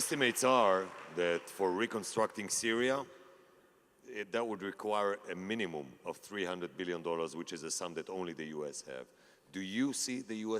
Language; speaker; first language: English; non-native, fluent; Hebrew